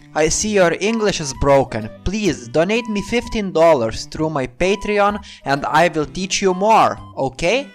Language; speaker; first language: English; non-native, fluent; Lithuanian